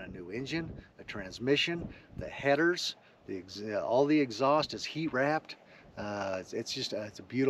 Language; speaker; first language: English; native; English